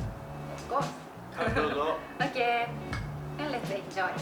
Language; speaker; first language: English; non-native, learner; Japanese